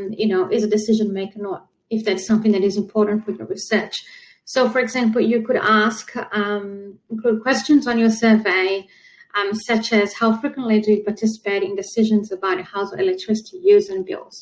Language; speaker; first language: English; non-native, fluent; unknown